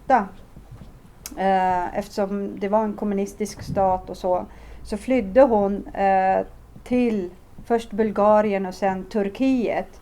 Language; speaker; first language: Swedish; early bilingual, other home language; Assyrian Neo-Aramaic